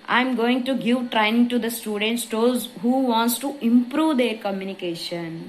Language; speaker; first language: English; non-native, local second language; Telugu